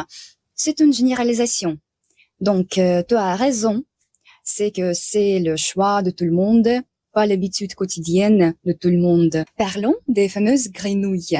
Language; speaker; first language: French; non-native, fluent; Russian